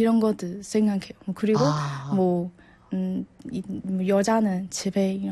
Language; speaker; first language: Korean; non-native, learner; Burmese